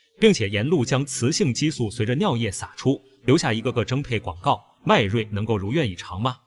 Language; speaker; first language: Chinese; native; Chinese